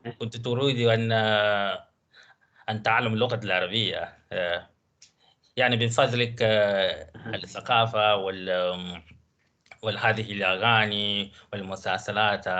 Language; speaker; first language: Arabic; non-native, learner; Finnish